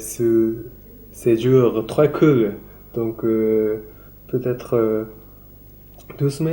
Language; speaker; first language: French; non-native, learner; Japanese